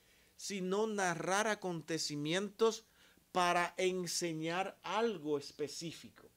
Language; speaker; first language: Spanish; native; Spanish